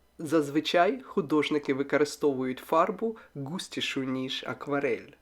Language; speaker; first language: Ukrainian; non-native, local second language; Russian